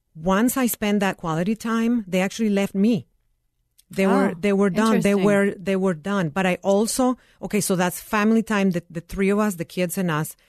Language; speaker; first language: English; non-native, fluent; Spanish